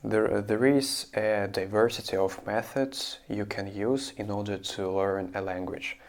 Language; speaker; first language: English; non-native, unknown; Russian